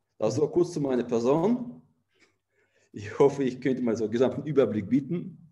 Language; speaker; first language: German; non-native, fluent; Russian